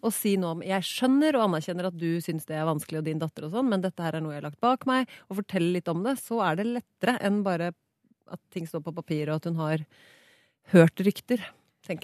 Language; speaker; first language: Norwegian; native; Norwegian